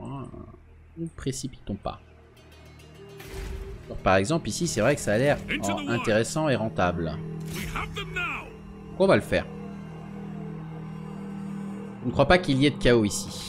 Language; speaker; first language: French; native; French